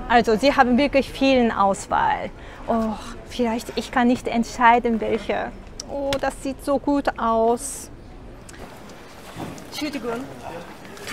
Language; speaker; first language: German; non-native, fluent; Japanese